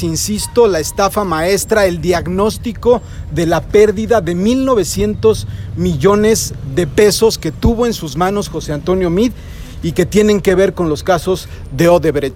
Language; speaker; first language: Spanish; native; Spanish